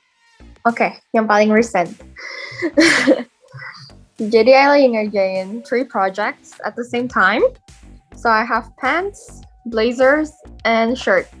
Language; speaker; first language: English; non-native, fluent; Indonesian